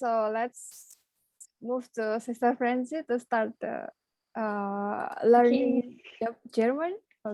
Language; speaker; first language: English; non-native, learner; Indonesian